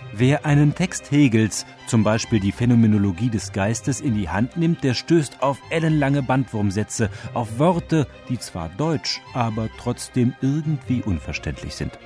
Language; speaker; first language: German; native; German